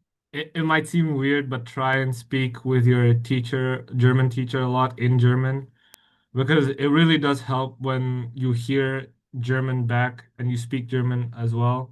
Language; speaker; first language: English; non-native, fluent; Indonesian